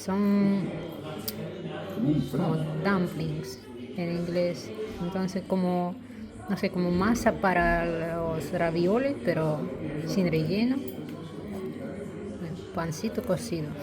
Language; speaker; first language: Spanish; non-native, fluent; Russian